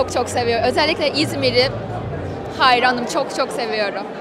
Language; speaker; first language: Turkish; non-native, fluent; Chinese